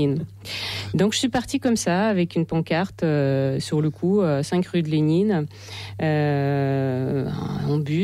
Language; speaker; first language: French; non-native, fluent; Russian